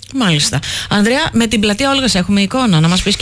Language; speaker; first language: Greek; native; Greek